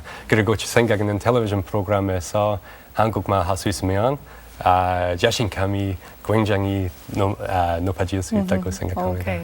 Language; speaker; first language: Korean; non-native, learner; English